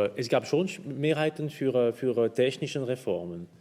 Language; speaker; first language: German; non-native, local second language; French